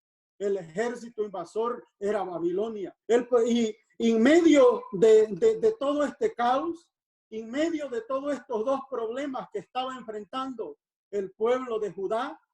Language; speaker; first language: Spanish; native; Spanish